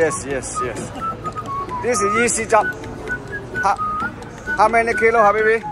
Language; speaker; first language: English; non-native, learner; Chinese